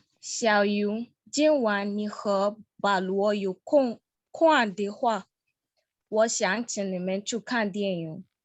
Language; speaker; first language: Chinese; non-native, learner; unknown